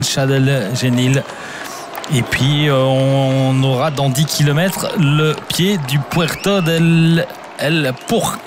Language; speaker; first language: French; native; French